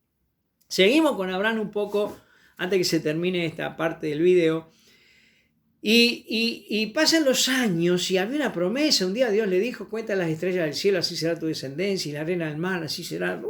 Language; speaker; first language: Spanish; native; Spanish